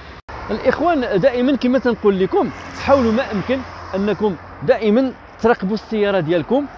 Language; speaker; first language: Arabic; native; Arabic